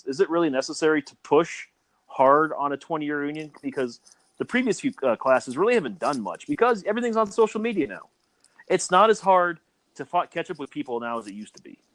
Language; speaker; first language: English; native; English